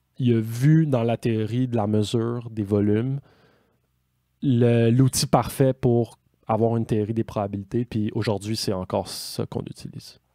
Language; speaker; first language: French; native; French